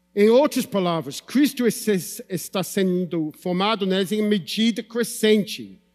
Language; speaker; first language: Portuguese; non-native, fluent; English